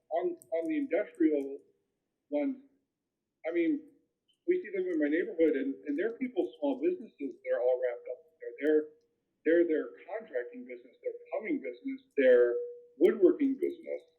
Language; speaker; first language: English; native; English